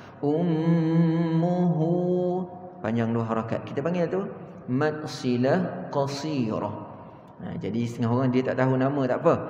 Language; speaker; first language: Malay; native; Malay